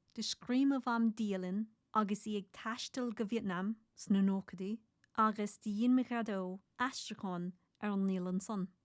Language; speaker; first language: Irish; non-native, local second language; English